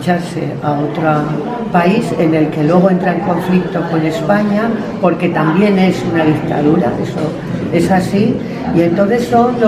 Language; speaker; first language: Spanish; native; Spanish